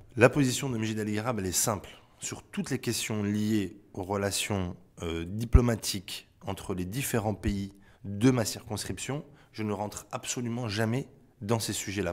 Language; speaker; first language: French; native; French